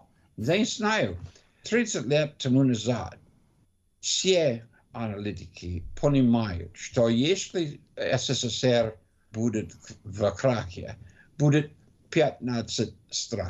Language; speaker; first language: Russian; non-native, learner; English